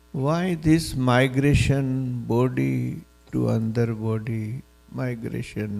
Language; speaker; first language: English; non-native, local second language; Gujarati